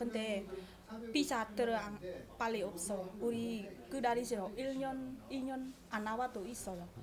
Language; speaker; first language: Korean; non-native, learner; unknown